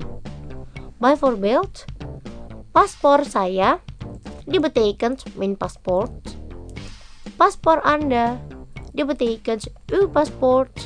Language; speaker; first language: Dutch; non-native, learner; Indonesian